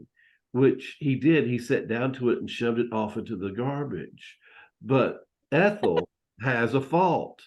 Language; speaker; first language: English; native; English